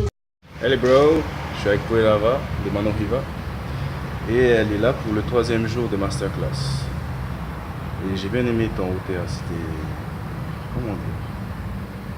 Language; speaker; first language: French; native; French